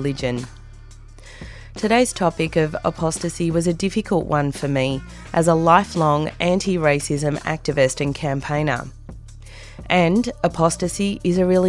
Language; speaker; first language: English; native; English